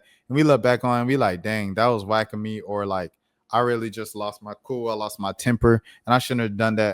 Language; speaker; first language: English; native; English